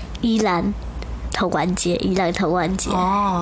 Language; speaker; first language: Chinese; early bilingual, heritage; Chinese